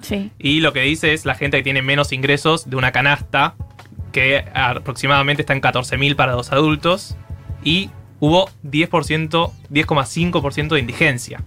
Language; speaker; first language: Spanish; native; Spanish